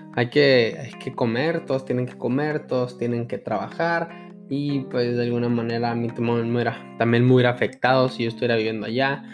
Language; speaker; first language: Spanish; early bilingual, heritage; Spanish